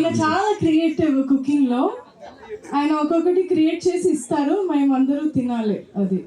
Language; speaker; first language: Telugu; non-native, local second language; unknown